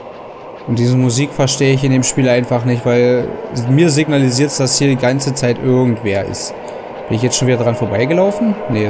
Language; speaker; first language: German; native; German